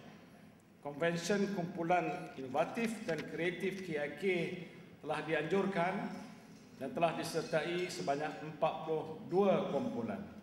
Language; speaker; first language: Malay; native; Malay